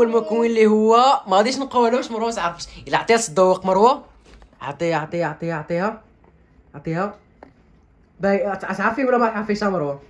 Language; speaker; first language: Arabic; native; Arabic